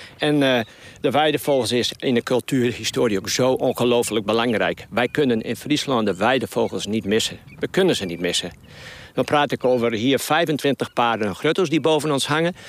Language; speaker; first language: Dutch; non-native, local second language; Western Frisian